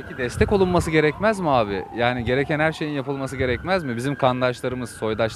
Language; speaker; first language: Turkish; native; Turkish